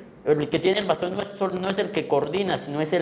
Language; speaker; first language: Spanish; native; Spanish